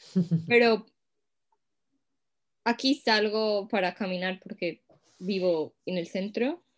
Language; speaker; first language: Spanish; non-native, fluent; English